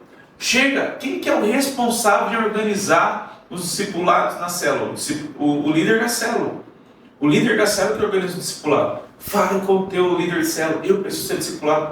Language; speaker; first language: Portuguese; native; Portuguese